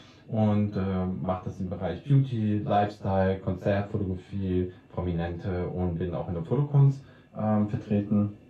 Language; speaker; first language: German; native; German